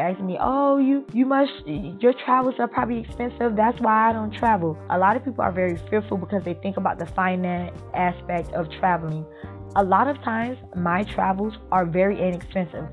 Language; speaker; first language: English; native; English